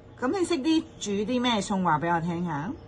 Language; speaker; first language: Cantonese; native; Cantonese